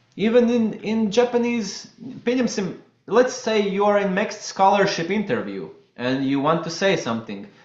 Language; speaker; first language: English; non-native, fluent; Latvian